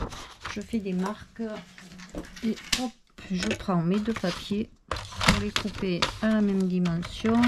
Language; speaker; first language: French; native; French